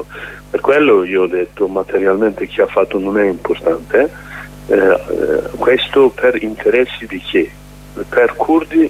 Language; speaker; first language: Italian; non-native, learner; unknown